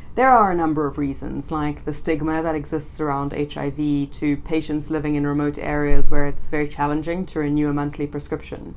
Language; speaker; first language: English; native; English